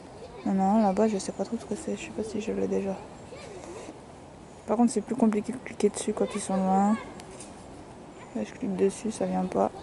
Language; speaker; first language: French; native; French